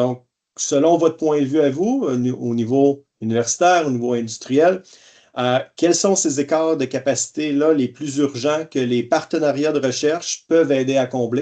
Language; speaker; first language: French; native; French